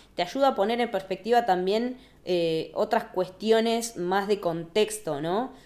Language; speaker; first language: Spanish; native; Spanish